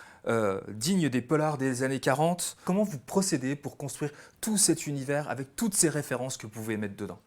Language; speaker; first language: French; native; French